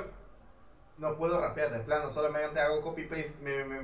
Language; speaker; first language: Spanish; native; Spanish